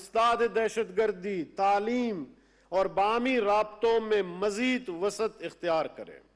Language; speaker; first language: Urdu; non-native, local second language; Baluchi